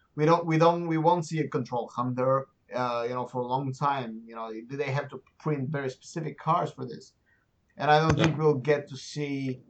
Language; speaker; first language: English; non-native, fluent; Bulgarian